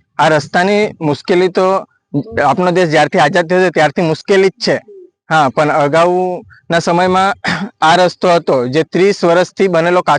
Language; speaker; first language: Gujarati; native; Gujarati